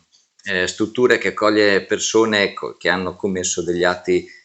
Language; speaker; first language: Italian; native; Italian